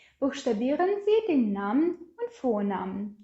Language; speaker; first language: German; non-native, fluent; Ukrainian